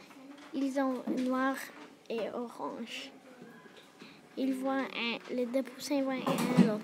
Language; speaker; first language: French; non-native, learner; English